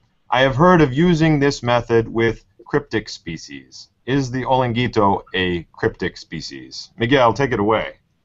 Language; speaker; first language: English; native; English